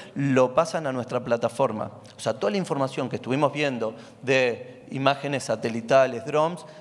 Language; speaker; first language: Spanish; native; Spanish